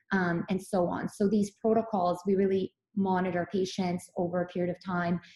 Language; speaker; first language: English; early bilingual, other home language; Serbian